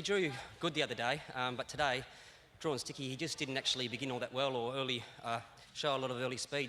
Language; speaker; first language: English; native; English